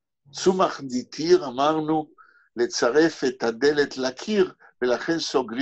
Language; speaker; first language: Hebrew; native; Hebrew